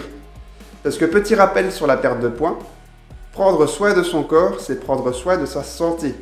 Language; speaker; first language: French; native; French